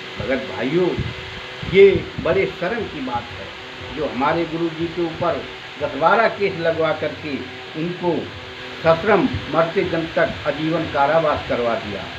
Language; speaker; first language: Hindi; native; Hindi